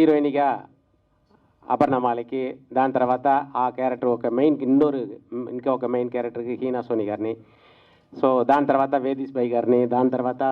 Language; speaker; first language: Telugu; native; Telugu